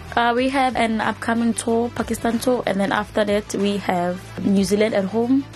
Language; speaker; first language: English; non-native, local second language; Zulu